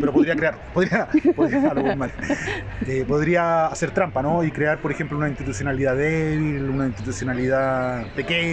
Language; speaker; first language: Spanish; native; Spanish